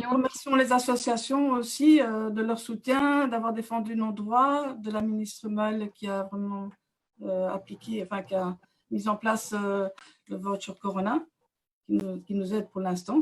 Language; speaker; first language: French; native; French